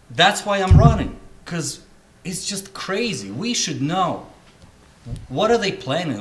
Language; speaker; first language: English; non-native, fluent; Russian